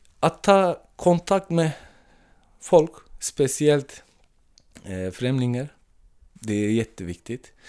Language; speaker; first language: Swedish; non-native, fluent; Turkish